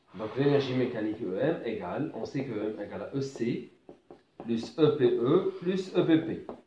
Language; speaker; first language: French; non-native, local second language; Arabic